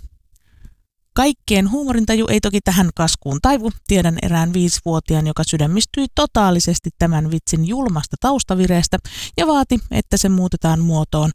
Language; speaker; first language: Finnish; native; Finnish